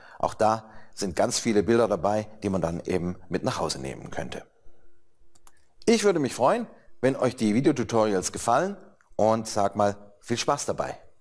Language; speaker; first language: German; native; German